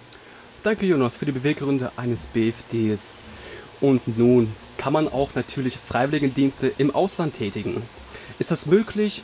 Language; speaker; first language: German; native; German